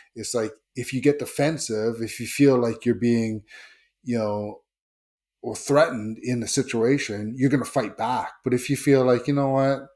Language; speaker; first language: English; native; English